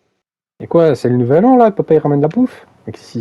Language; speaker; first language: French; native; French